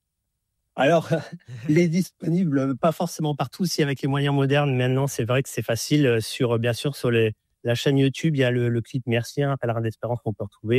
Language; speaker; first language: French; native; French